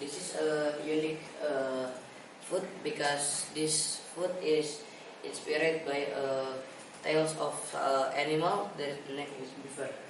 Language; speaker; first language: English; non-native, learner; Indonesian